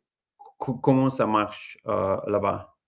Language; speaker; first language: French; non-native, learner; English